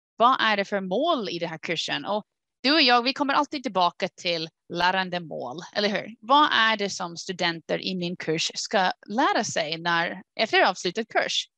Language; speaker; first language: Swedish; non-native, fluent; English